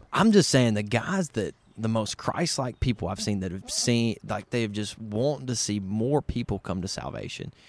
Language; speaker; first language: English; native; English